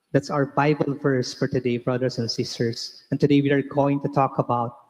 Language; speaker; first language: English; non-native, local second language; Filipino